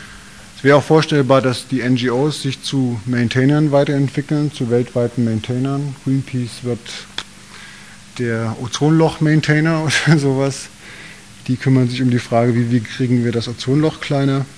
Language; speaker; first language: German; native; German